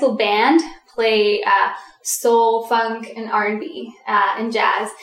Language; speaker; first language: English; early bilingual, other home language; Russian